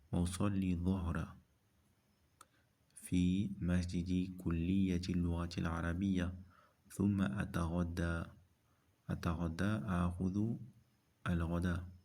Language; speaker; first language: Arabic; non-native, fluent; French